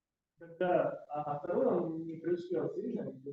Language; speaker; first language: Russian; non-native, learner; Spanish